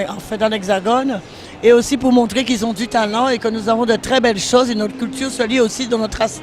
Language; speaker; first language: French; native; French